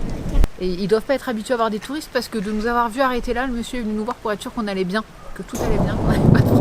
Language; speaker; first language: French; native; French